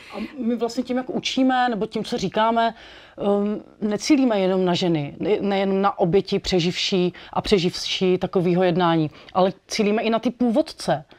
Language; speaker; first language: Czech; native; Czech